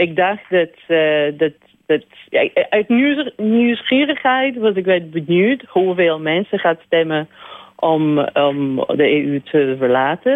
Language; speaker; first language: Dutch; non-native, learner; English